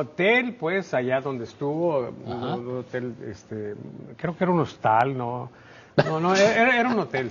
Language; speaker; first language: Spanish; native; Spanish